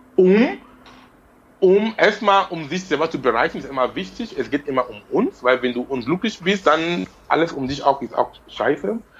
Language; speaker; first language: German; non-native, fluent; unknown